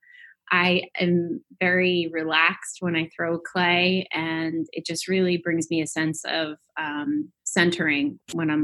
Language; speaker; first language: English; native; English